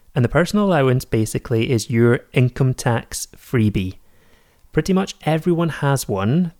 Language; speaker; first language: English; native; English